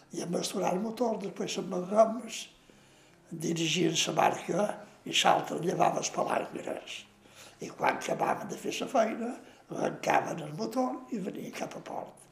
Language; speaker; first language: Catalan; native; Catalan